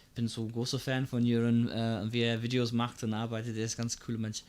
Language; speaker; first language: German; non-native, fluent; English